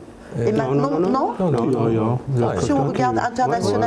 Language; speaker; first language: French; non-native, fluent; German